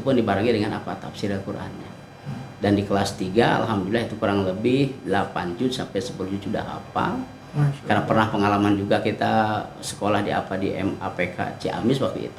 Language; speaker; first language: Indonesian; non-native, local second language; Sundanese